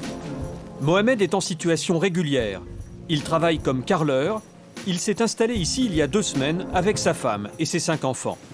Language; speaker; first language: French; native; French